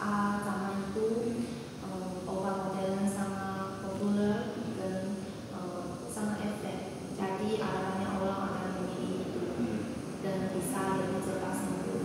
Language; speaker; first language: Indonesian; non-native, learner; Chinese